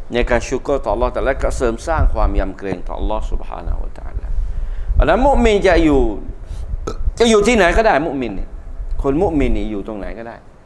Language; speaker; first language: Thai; non-native, local second language; Malay